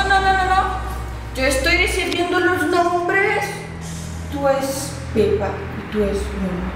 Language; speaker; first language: Spanish; non-native, learner; Portuguese